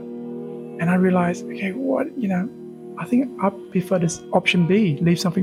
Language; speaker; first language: English; early bilingual, other home language; Vietnamese